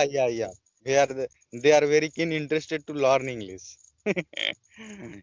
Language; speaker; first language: English; non-native, learner; Odia